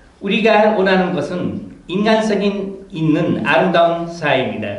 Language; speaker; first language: Korean; non-native, fluent; Nepali